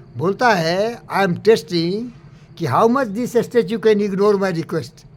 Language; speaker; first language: Hindi; native; Hindi